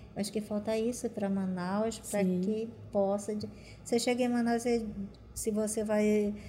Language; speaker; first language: Portuguese; non-native, local second language; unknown